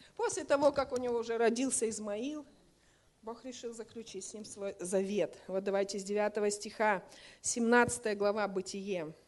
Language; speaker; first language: Russian; native; Russian